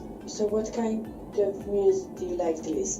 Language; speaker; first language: English; non-native, fluent; Bosnian